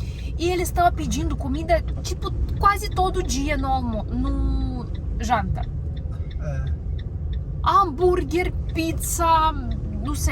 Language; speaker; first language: Portuguese; non-native, learner; Russian